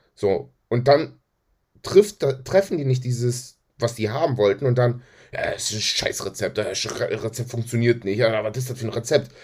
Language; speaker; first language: German; early bilingual, other home language; Greek